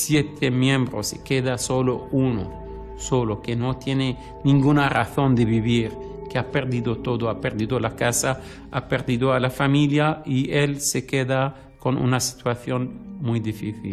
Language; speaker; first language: Spanish; non-native, fluent; Arabic